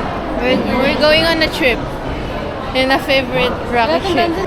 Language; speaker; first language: English; non-native, local second language; Filipino